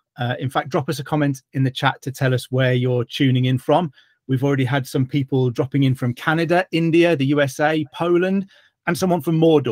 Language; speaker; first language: English; native; English